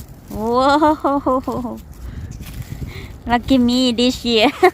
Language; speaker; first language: English; non-native, fluent; Thai